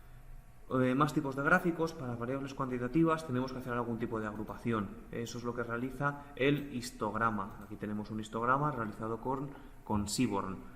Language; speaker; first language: Spanish; native; Spanish